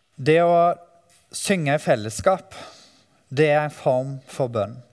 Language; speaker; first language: Norwegian; native; Norwegian